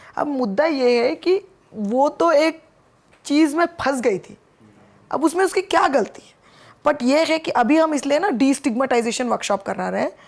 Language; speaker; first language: Hindi; non-native, local second language; Bangla